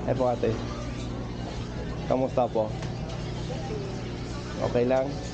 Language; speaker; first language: Filipino; non-native, learner; English